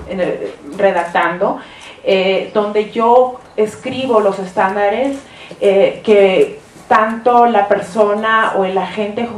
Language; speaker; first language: Spanish; early bilingual, heritage; Spanish